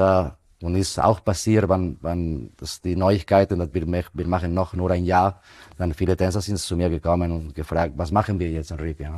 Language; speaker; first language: German; non-native, fluent; Spanish